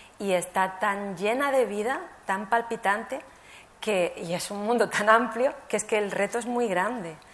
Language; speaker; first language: Spanish; native; Spanish